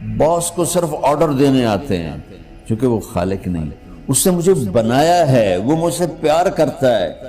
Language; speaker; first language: Urdu; non-native, local second language; Punjabi